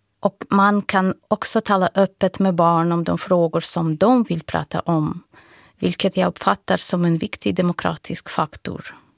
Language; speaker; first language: Swedish; non-native, fluent; Russian